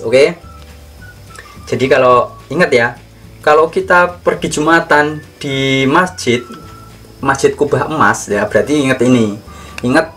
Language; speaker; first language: Indonesian; native; Indonesian